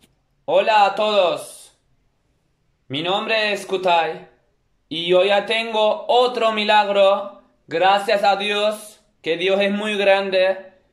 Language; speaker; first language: Spanish; non-native, fluent; Turkish